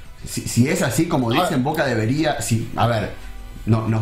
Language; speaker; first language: Spanish; native; Spanish